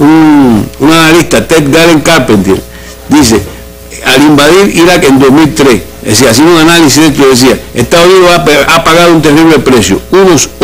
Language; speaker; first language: Spanish; native; Spanish